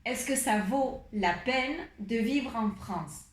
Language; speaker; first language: French; non-native, fluent; Spanish